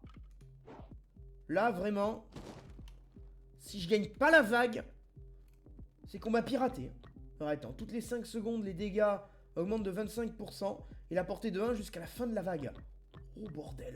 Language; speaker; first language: French; native; French